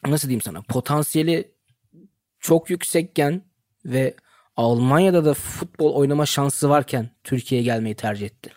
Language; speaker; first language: Turkish; early bilingual, heritage; Turkish